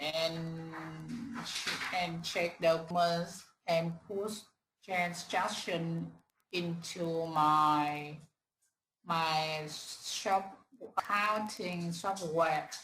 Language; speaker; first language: English; non-native, learner; Vietnamese